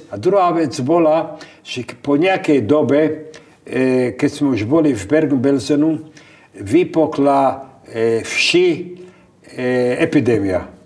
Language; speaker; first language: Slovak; native; Slovak